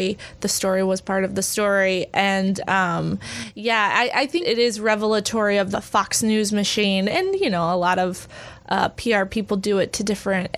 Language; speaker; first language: English; native; English